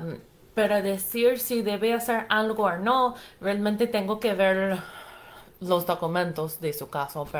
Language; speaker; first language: Spanish; non-native, fluent; English